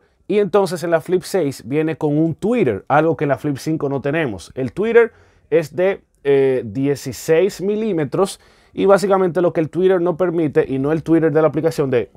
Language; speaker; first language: Spanish; native; Spanish